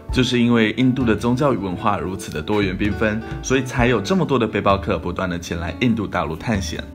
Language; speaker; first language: Chinese; native; Chinese